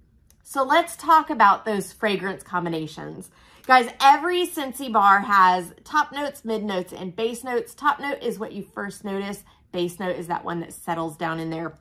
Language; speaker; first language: English; native; English